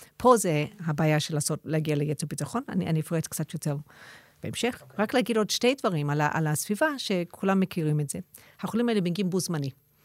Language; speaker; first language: Hebrew; non-native, fluent; English